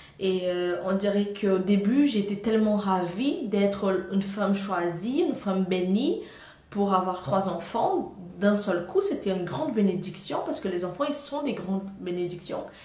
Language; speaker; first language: French; non-native, fluent; Portuguese